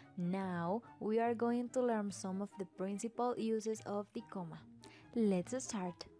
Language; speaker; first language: English; non-native, learner; Spanish